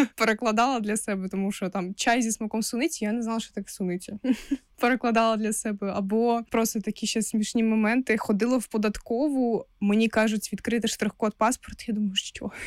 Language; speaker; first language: Ukrainian; non-native, local second language; Russian